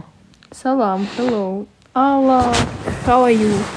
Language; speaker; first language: English; non-native, learner; Russian